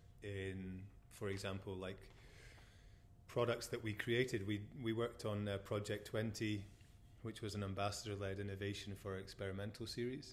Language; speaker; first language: English; native; English